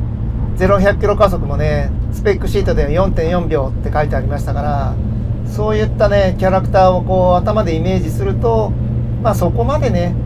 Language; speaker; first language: Japanese; native; Japanese